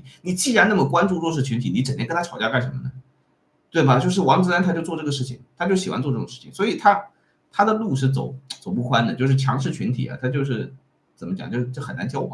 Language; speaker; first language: Chinese; native; Chinese